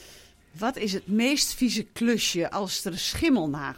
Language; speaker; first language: Dutch; native; Dutch